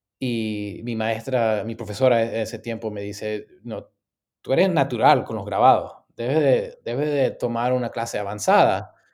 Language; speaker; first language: Spanish; early bilingual, heritage; Spanish